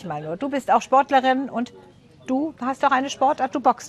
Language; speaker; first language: German; native; German